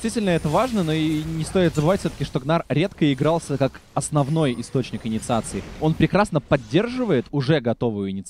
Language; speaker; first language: Russian; native; Russian